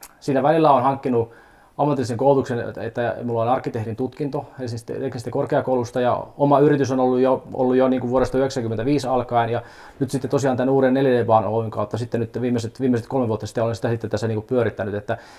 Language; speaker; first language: Finnish; native; Finnish